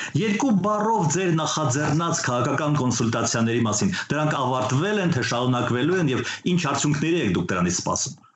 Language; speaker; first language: Armenian; native; Armenian